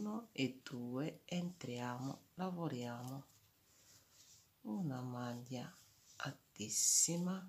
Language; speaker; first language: Italian; non-native, fluent; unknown